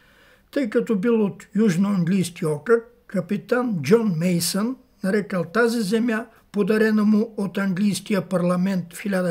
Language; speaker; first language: Bulgarian; native; Bulgarian